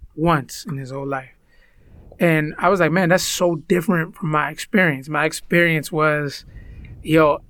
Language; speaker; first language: English; early bilingual, other home language; Spanish